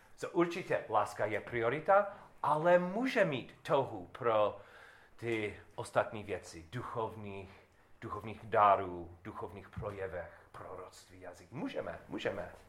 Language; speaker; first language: Czech; non-native, learner; English